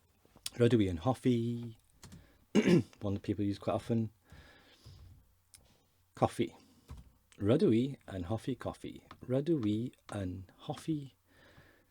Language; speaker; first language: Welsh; non-native, learner; English